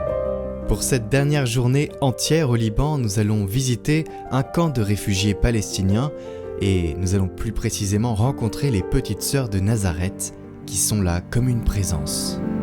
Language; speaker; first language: French; native; French